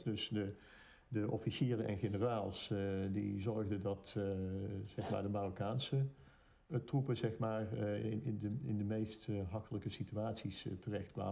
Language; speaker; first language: Dutch; native; Dutch